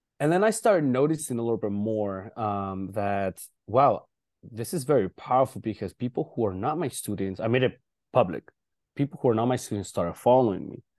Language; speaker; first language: English; early bilingual, other home language; Spanish